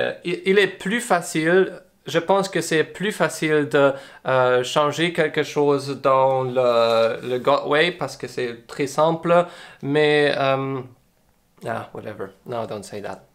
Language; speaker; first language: French; non-native, learner; English